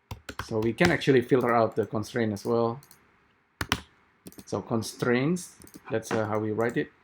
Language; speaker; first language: English; non-native, fluent; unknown